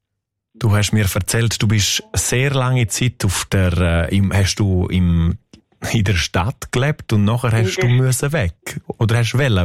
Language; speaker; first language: German; native; German